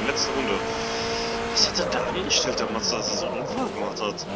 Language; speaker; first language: German; native; German